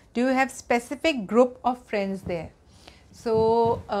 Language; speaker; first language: Hindi; native; Hindi